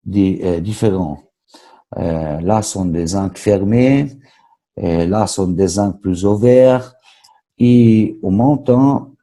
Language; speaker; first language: French; non-native, fluent; Italian